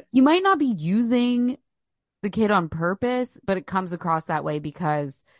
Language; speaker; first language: English; native; English